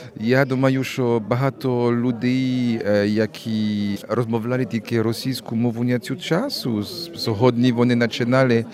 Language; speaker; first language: Ukrainian; non-native, learner; French